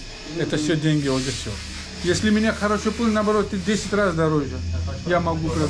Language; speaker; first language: Russian; non-native, learner; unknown